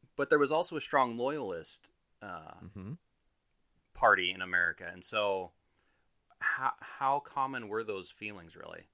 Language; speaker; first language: English; native; English